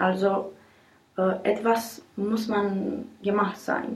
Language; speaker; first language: German; non-native, learner; Romanian